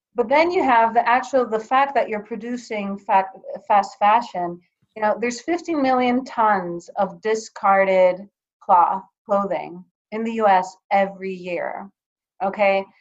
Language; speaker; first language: English; early bilingual, other home language; Greek